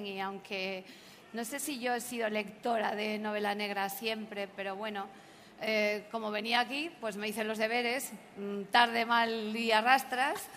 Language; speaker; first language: Spanish; native; Spanish